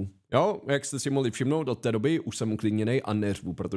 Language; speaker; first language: Czech; native; Czech